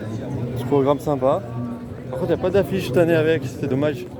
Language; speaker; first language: French; native; French